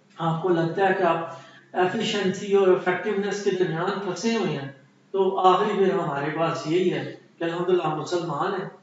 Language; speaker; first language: Urdu; non-native, local second language; Punjabi